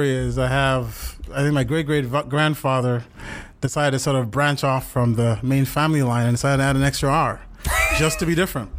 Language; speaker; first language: English; non-native, local second language; Yoruba